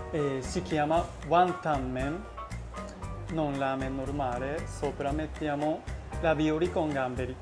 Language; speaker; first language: Italian; non-native, learner; Japanese